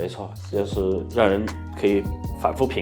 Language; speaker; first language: Chinese; native; Chinese